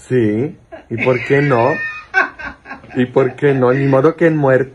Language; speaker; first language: Spanish; non-native, fluent; Polish